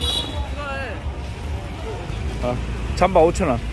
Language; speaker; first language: Korean; native; Korean